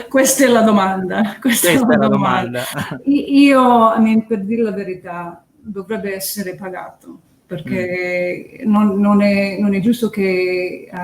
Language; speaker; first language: Italian; early bilingual, heritage; English